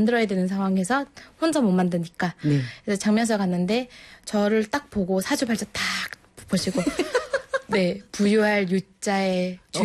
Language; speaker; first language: Korean; non-native, fluent; Mongolian